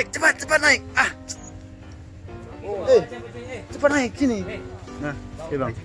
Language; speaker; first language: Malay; non-native, local second language; Javanese